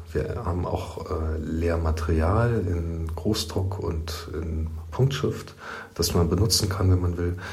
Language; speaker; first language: German; native; German